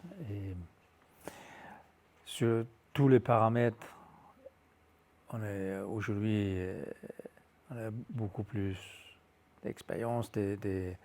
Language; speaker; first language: French; non-native, fluent; Danish